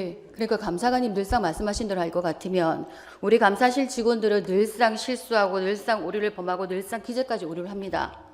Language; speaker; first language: Korean; native; Korean